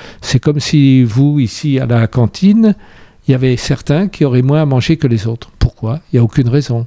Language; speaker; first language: French; native; French